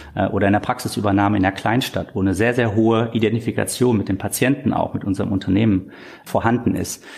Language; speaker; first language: German; native; German